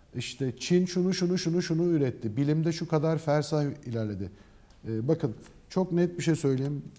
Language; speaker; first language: Turkish; native; Turkish